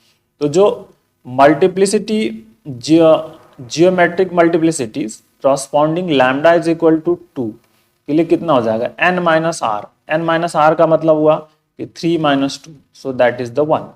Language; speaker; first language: Hindi; native; Hindi